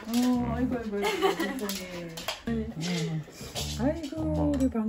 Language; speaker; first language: Korean; native; Korean